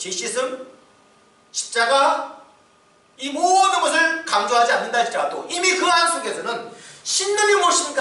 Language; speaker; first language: Korean; native; Korean